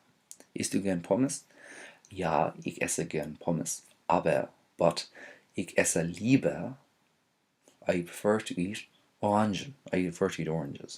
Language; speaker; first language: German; non-native, fluent; English